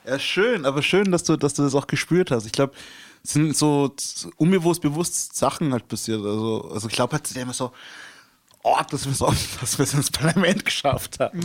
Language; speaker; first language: German; early bilingual, other home language; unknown